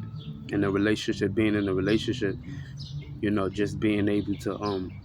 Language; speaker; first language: English; native; English